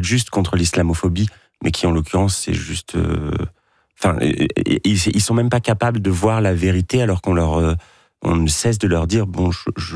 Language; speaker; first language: French; native; French